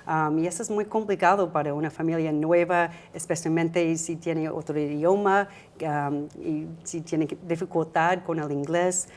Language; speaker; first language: Spanish; non-native, fluent; English